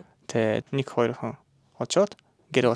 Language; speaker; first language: Mongolian; non-native, learner; Japanese